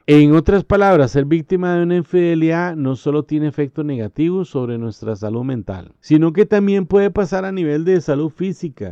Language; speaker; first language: Spanish; native; Spanish